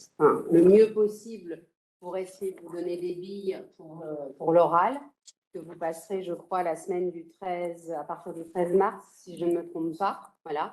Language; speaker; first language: French; native; French